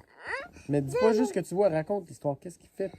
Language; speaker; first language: French; native; French